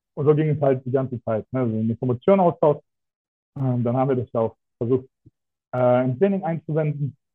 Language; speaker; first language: German; non-native, fluent; Russian